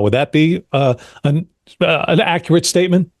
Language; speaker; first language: English; native; English